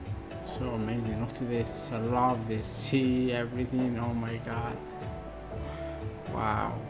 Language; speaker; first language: English; non-native, learner; Arabic